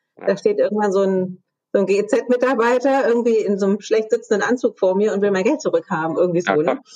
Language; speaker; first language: German; native; German